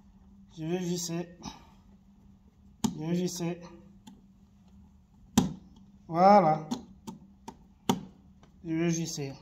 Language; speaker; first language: French; non-native, local second language; Arabic